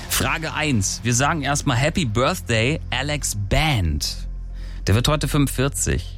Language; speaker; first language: German; native; German